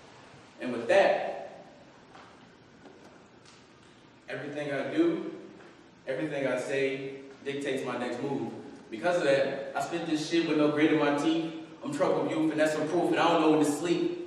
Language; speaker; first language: English; native; English